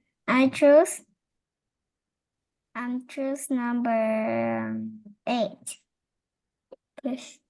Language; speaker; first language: English; non-native, learner; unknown